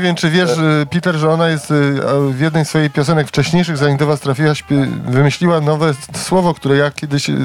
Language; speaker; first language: Polish; native; Polish